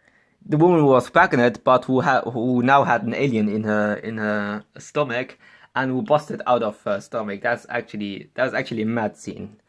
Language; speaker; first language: English; non-native, fluent; German